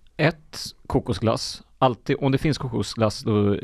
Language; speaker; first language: Swedish; native; Swedish